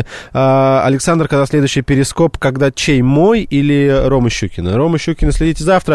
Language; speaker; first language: Russian; native; Russian